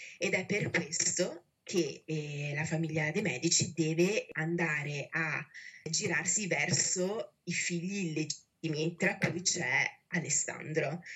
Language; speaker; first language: Italian; native; Italian